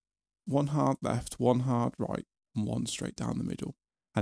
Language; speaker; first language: English; native; English